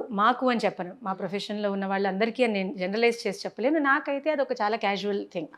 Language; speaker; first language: Telugu; non-native, local second language; Tamil